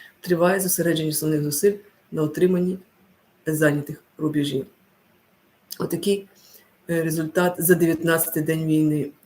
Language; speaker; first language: Ukrainian; non-native, local second language; Russian